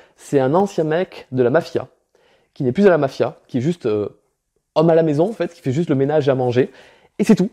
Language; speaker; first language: French; native; French